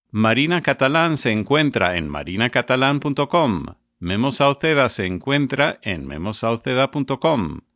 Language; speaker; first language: Spanish; non-native, fluent; English